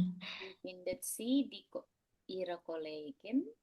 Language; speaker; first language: German; non-native, fluent; Indonesian